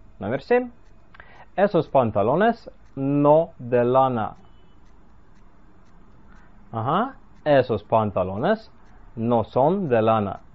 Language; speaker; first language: Spanish; non-native, fluent; Russian